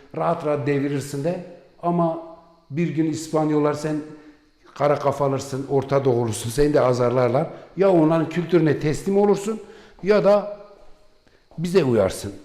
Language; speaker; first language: Turkish; non-native, local second language; Kurdish